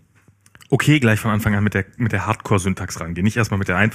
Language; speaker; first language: German; native; German